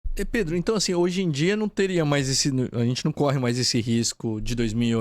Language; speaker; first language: Portuguese; native; Portuguese